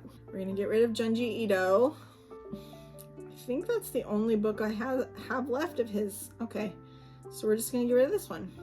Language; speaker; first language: English; native; English